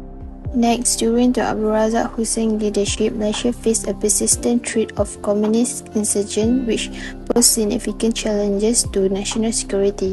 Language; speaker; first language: English; non-native, local second language; Malay